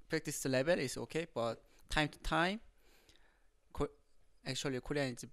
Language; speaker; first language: English; non-native, learner; Korean